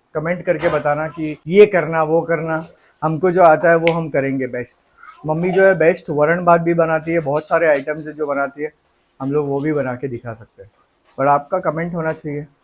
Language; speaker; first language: Hindi; non-native, local second language; Marathi